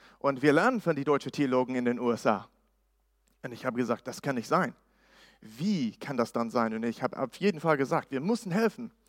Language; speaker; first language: German; non-native, fluent; English